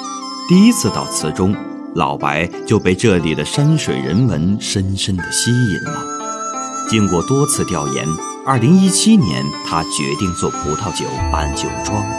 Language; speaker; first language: Chinese; native; Chinese